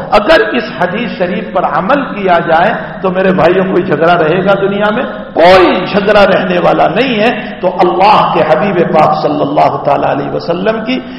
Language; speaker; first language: Urdu; non-native, local second language; Gujarati